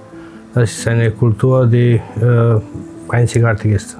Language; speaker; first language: German; non-native, fluent; Croatian